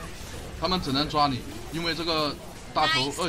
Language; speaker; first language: Chinese; native; Chinese